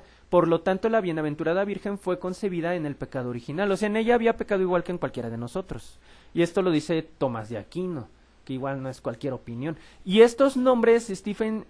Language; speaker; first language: Spanish; native; Spanish